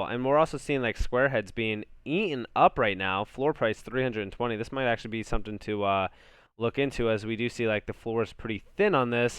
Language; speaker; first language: English; native; English